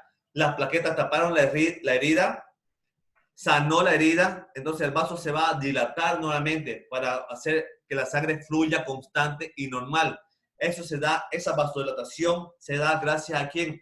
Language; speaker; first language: Spanish; native; Spanish